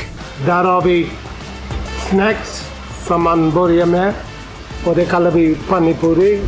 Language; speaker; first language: Swedish; non-native, fluent; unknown